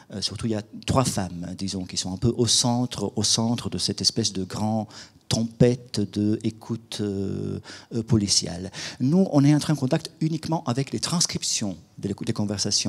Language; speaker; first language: French; non-native, fluent; Italian